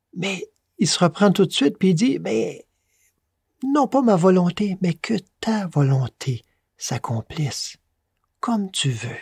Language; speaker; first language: French; native; French